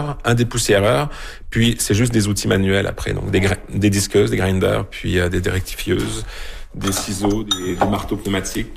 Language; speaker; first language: French; native; French